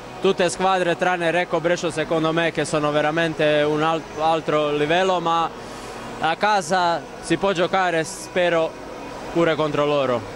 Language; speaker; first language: Italian; non-native, learner; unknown